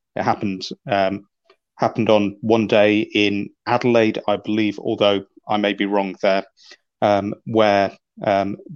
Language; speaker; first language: English; native; English